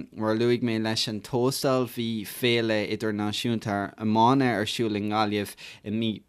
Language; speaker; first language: Irish; native; Irish